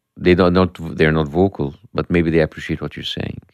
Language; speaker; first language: English; non-native, fluent; Arabic